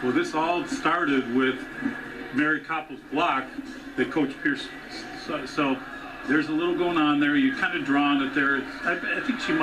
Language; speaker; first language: English; native; English